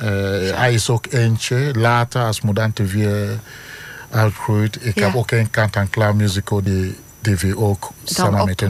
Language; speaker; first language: Dutch; non-native, fluent; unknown